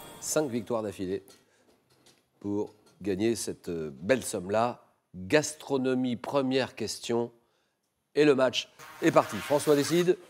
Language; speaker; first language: French; native; French